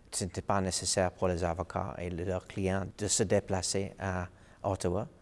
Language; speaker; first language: French; non-native, fluent; English